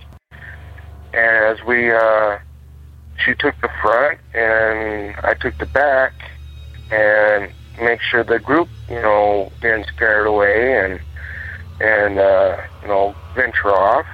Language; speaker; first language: English; native; English